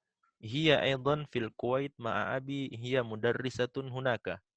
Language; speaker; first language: Arabic; non-native, fluent; Indonesian